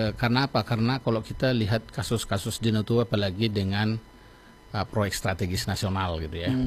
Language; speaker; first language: Indonesian; non-native, local second language; Batak Toba